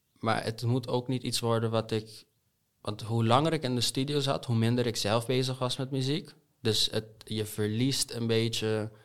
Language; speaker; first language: Dutch; non-native, local second language; Papiamento